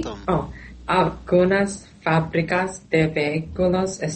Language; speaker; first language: Spanish; non-native, learner; Thai